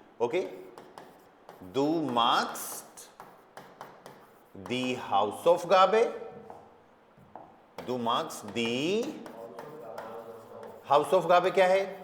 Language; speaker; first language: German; non-native, fluent; Hindi